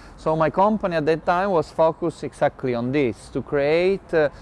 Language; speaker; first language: English; non-native, learner; Italian